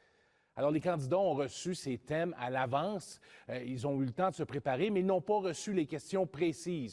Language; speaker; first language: French; native; French